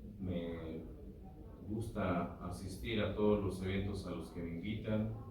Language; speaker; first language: Spanish; non-native, local second language; Nahuatl languages